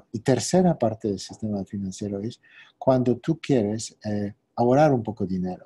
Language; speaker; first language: Spanish; non-native, fluent; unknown